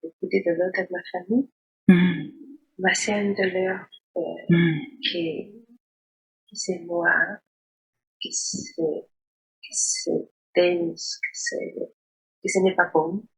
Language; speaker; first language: French; non-native, learner; Spanish